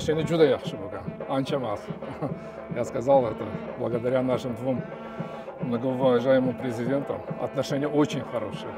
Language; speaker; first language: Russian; non-native, local second language; Uzbek